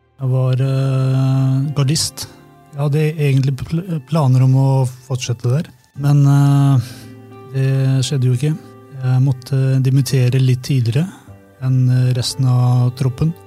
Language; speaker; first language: Norwegian; early bilingual, other home language; Albanian